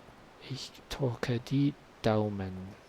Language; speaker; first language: German; non-native, learner; Spanish